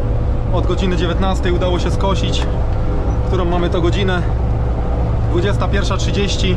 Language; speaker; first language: Polish; native; Polish